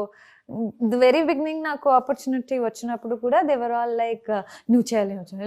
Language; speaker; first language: Telugu; non-native, fluent; Kannada